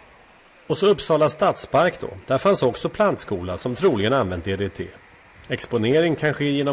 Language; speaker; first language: Swedish; native; Swedish